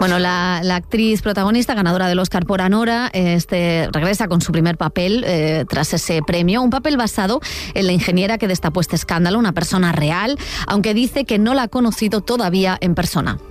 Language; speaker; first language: Spanish; native; Spanish